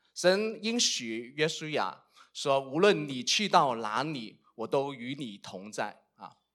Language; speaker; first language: Chinese; non-native, local second language; Cantonese